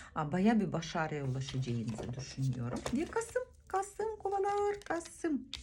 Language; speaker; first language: Turkish; non-native, fluent; Russian